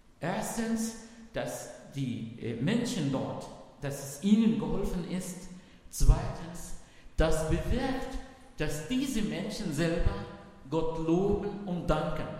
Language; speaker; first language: German; non-native, fluent; Arabic